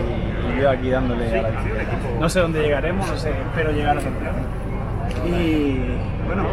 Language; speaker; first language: Spanish; native; Spanish